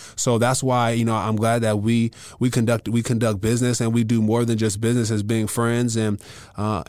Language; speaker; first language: English; native; English